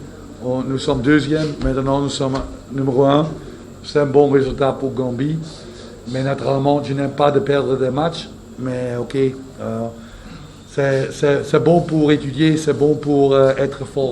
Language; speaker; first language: French; non-native, fluent; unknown